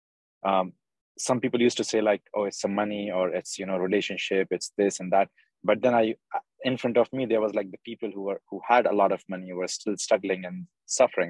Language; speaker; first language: English; non-native, local second language; Urdu